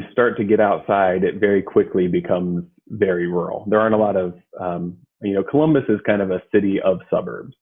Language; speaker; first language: English; native; English